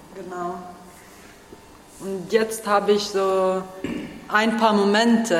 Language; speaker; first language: German; non-native, learner; Arabic